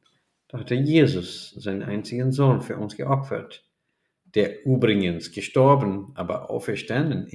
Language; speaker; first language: German; non-native, fluent; Portuguese